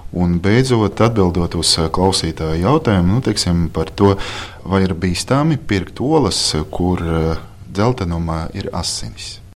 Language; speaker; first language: Latvian; non-native, local second language; Russian